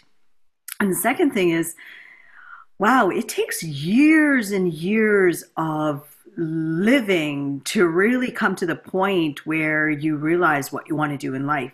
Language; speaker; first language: English; native; English